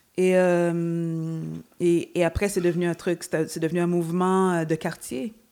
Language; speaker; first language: French; native; French